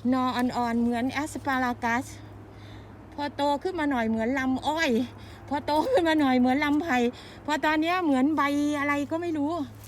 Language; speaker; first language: Thai; native; Thai